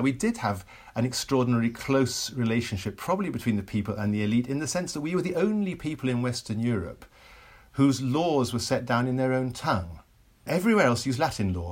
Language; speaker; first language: English; native; English